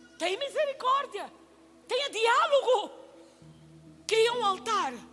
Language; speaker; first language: Portuguese; native; Portuguese